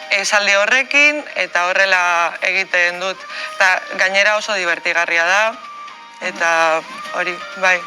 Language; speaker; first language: Basque; non-native, local second language; Spanish